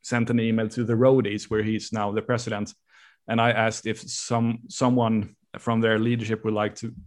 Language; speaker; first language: English; non-native, fluent; Swedish